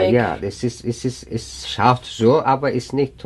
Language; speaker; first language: German; non-native, learner; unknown